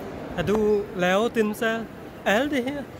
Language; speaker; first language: Danish; non-native, learner; Thai